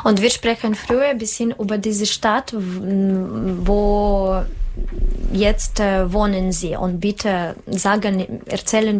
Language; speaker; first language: German; non-native, learner; Russian